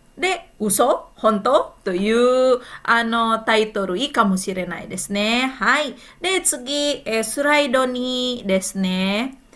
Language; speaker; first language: Japanese; non-native, fluent; Indonesian